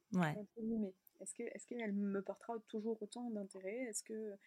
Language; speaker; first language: French; native; French